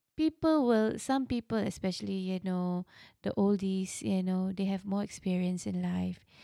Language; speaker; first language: English; non-native, local second language; Malay